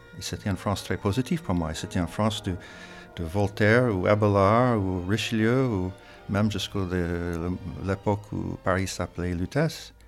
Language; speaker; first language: French; non-native, fluent; English